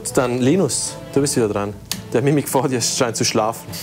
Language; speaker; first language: German; native; German